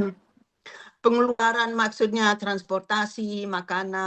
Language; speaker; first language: Indonesian; non-native, fluent; French